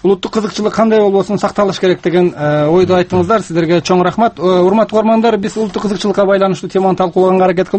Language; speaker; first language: Kyrgyz; native; Kyrgyz